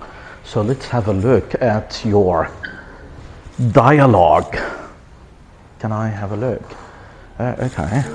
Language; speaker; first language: English; non-native, fluent; Arabic